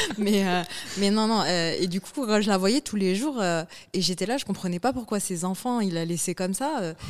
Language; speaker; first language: French; early bilingual, other home language; Arabic